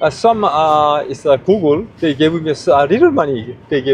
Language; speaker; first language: English; non-native, learner; Korean